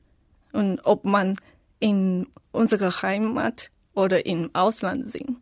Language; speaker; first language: German; non-native, learner; Chinese